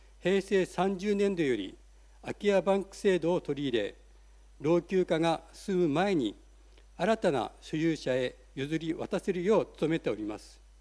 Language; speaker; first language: Japanese; native; Japanese